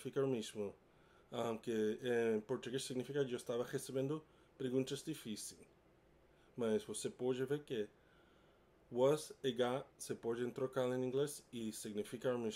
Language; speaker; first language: Portuguese; non-native, learner; English